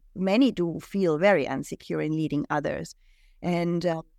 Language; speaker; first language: English; non-native, fluent; German